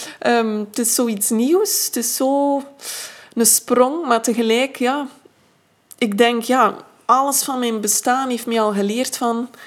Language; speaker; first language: Dutch; native; Dutch